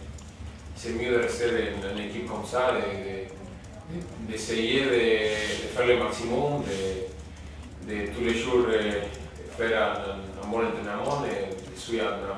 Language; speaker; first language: French; non-native, learner; Spanish